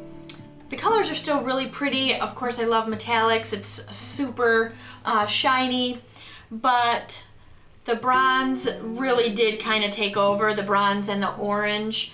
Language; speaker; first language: English; native; English